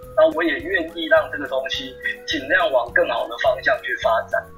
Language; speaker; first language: Chinese; non-native, local second language; Min Nan Chinese